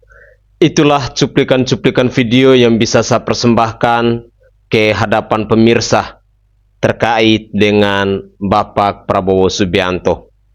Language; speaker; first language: Indonesian; native; Indonesian